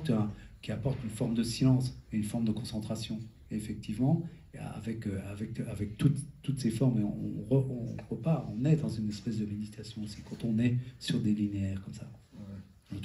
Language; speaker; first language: French; native; French